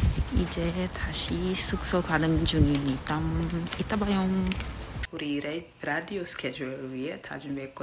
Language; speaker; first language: Korean; non-native, fluent; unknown